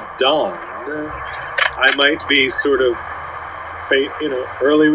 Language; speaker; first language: English; native; English